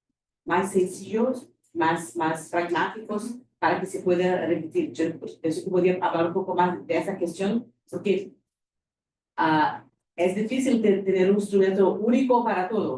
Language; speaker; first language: Spanish; non-native, fluent; Portuguese